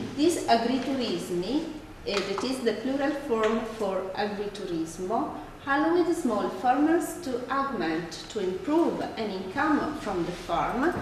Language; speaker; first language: English; non-native, fluent; Italian